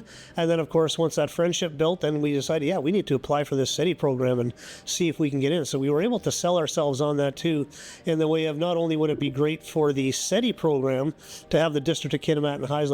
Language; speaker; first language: English; native; English